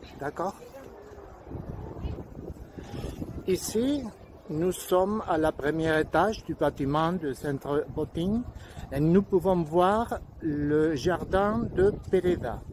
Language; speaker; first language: French; non-native, learner; Spanish